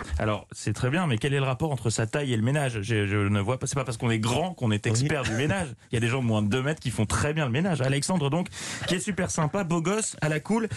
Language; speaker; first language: French; native; French